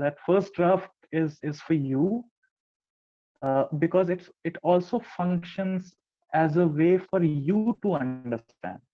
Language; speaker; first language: English; non-native, local second language; Hindi